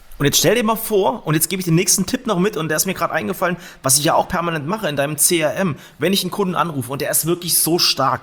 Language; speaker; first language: German; native; German